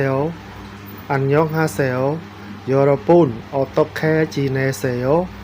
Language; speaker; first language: Korean; non-native, learner; Khmer